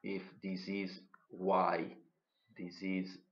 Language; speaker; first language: English; non-native, fluent; Italian